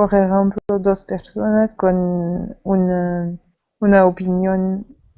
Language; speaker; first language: Spanish; non-native, learner; French